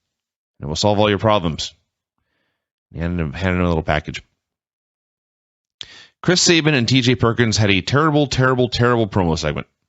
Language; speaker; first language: English; native; English